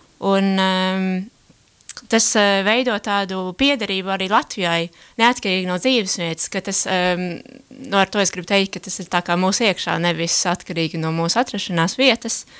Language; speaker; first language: Latvian; early bilingual, heritage; Latvian